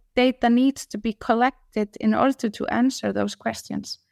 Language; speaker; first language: English; non-native, fluent; Icelandic